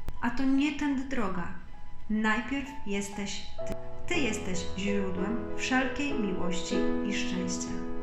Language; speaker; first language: Polish; native; Polish